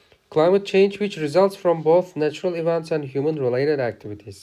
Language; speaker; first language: English; non-native, fluent; Turkish